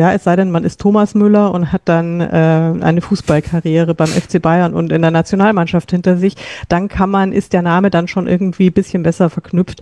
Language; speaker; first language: German; native; German